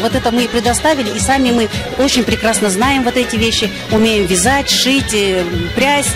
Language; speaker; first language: Russian; native; Russian